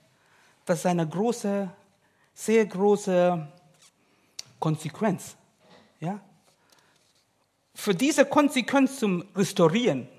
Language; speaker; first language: German; non-native, learner; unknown